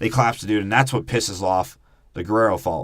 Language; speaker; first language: English; native; English